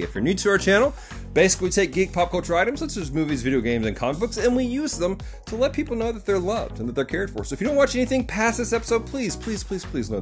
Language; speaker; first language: English; native; English